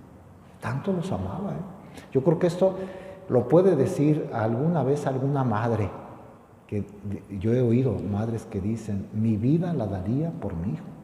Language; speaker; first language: Spanish; native; Spanish